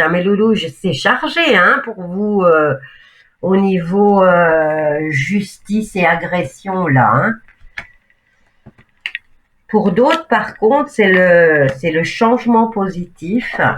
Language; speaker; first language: French; native; French